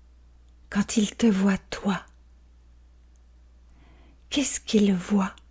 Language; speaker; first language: French; native; French